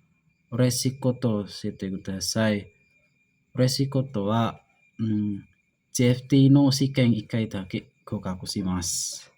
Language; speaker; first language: Japanese; non-native, learner; Indonesian